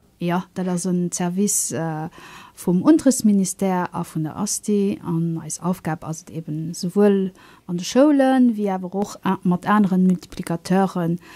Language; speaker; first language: Luxembourgish; early bilingual, other home language; Kabuverdianu